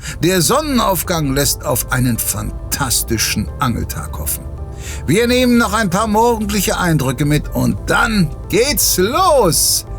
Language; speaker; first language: German; native; German